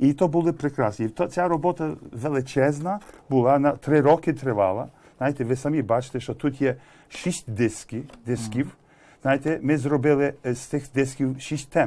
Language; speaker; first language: Ukrainian; early bilingual, heritage; English